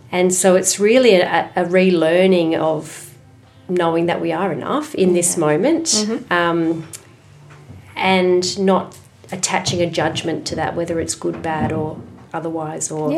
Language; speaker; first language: English; native; English